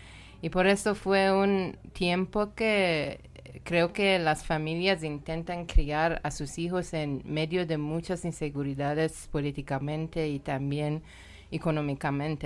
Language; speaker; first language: Spanish; non-native, learner; Persian